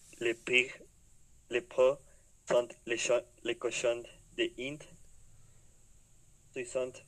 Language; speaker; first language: French; non-native, learner; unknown